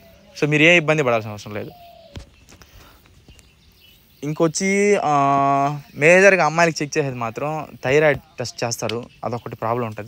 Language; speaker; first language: Telugu; native; Telugu